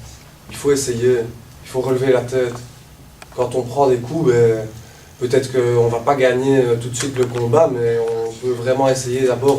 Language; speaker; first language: French; native; French